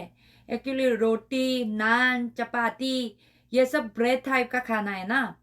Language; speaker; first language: Hindi; non-native, learner; Korean